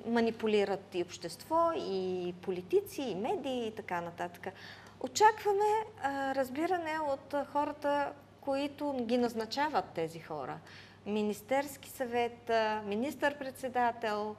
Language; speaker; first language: Bulgarian; native; Bulgarian